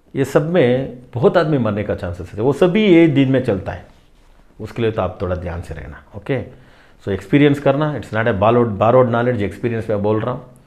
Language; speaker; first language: Hindi; non-native, local second language; Tamil